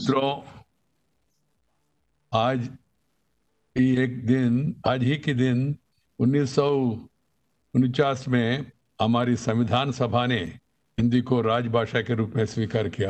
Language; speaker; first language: Hindi; non-native, local second language; Telugu